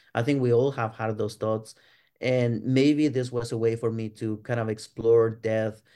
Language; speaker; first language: English; non-native, fluent; Spanish